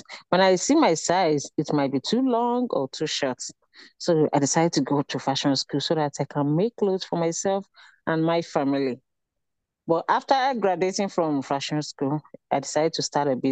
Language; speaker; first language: English; non-native, local second language; Yoruba